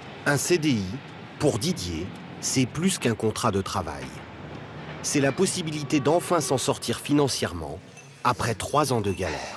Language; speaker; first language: French; native; French